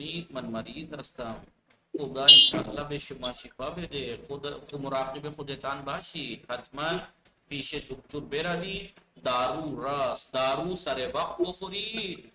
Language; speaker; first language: Persian; non-native, fluent; Urdu